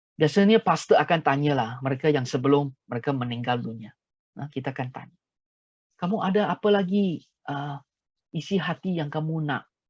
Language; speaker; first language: Malay; non-native, local second language; Chinese